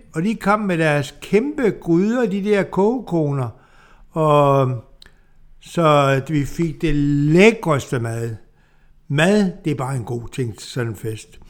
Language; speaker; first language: Danish; native; Danish